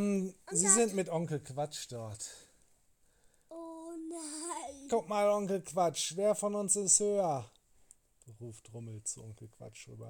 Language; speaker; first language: German; native; German